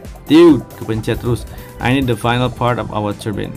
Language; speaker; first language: English; non-native, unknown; Indonesian